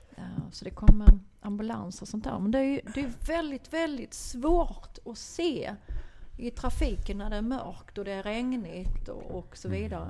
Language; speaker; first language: Swedish; native; Swedish